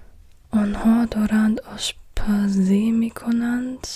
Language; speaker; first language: Persian; non-native, learner; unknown